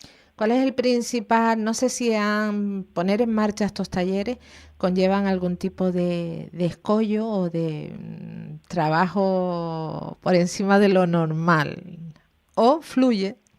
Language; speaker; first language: Spanish; native; Spanish